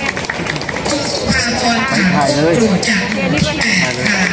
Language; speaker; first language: Thai; native; Thai